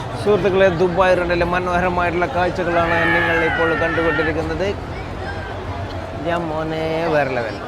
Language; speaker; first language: Malayalam; native; Malayalam